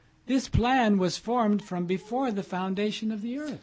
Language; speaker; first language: English; native; English